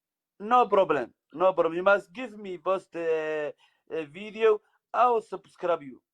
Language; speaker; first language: English; non-native, learner; Somali